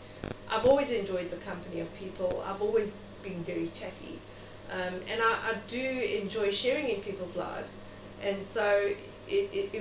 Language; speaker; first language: English; native; English